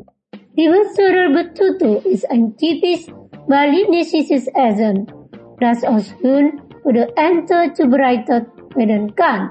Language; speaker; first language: German; non-native, fluent; Indonesian